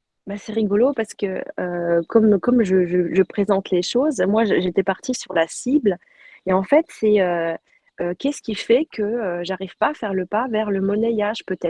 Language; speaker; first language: French; native; French